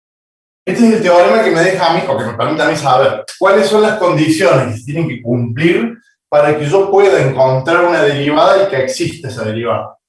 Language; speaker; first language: Spanish; native; Spanish